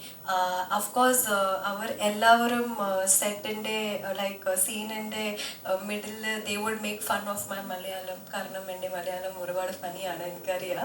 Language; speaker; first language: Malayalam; early bilingual, heritage; Malayalam